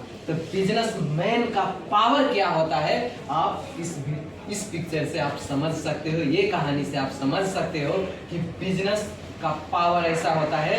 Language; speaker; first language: Hindi; non-native, local second language; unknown